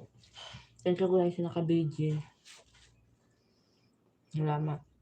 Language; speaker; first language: Filipino; non-native, local second language; Bikol